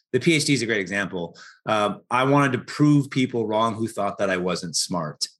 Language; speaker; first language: English; native; English